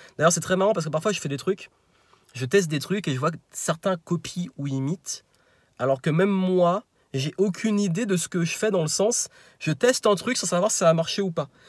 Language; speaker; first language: French; native; French